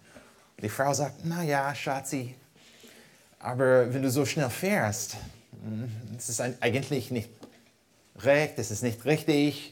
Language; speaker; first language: German; non-native, fluent; English